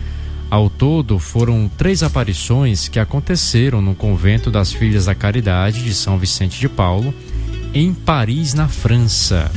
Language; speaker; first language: Portuguese; native; Portuguese